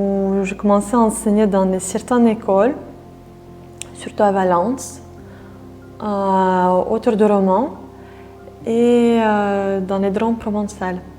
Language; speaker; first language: French; non-native, fluent; Russian